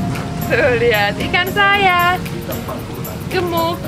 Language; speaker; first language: Indonesian; non-native, fluent; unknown